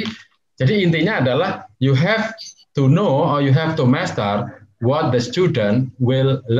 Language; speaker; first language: English; non-native, fluent; Javanese